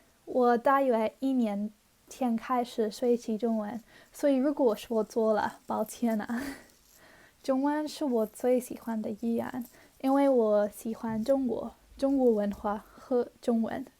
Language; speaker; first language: Chinese; non-native, learner; English